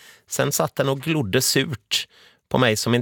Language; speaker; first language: Swedish; native; Swedish